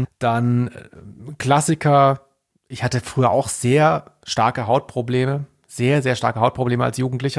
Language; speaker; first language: German; native; German